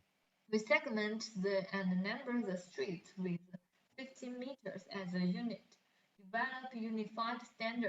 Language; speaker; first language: English; non-native, learner; Chinese